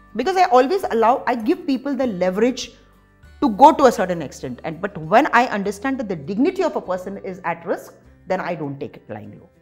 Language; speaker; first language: English; non-native, local second language; Tamil